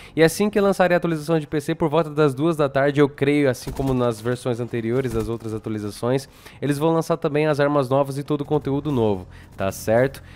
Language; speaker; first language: Portuguese; native; Portuguese